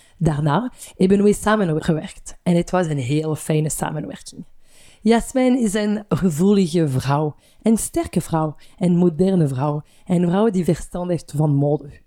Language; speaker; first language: Dutch; non-native, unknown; French